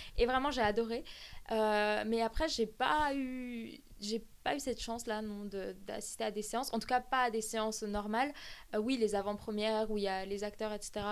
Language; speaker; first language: French; early bilingual, other home language; Armenian